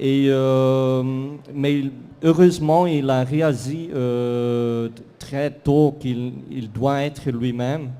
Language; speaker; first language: French; non-native, fluent; Dutch